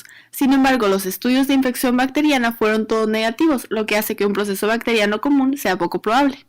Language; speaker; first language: Spanish; native; Spanish